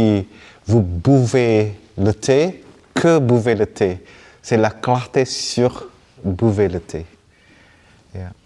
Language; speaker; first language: French; non-native, fluent; Vietnamese